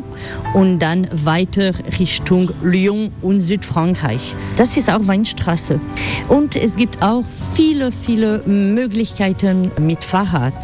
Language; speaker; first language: German; non-native, fluent; French